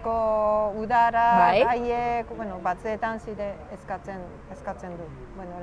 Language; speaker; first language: Basque; non-native, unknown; Japanese